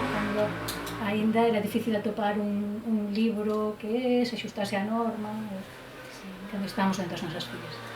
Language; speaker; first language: Galician; native; Galician